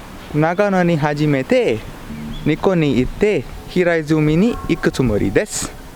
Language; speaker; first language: Japanese; non-native, learner; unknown